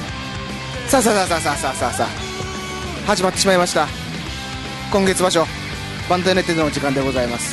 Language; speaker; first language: Japanese; native; Japanese